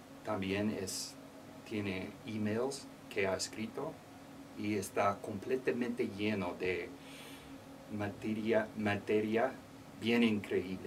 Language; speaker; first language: Spanish; non-native, learner; English